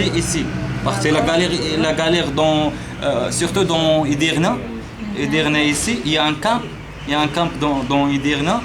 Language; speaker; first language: French; non-native, learner; Arabic